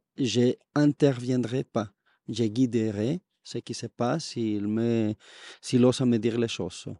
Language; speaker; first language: French; non-native, fluent; Spanish